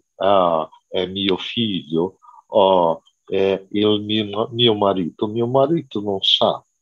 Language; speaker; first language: Italian; non-native, fluent; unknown